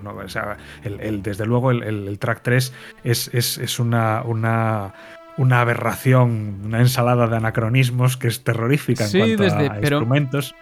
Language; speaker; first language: Spanish; native; Spanish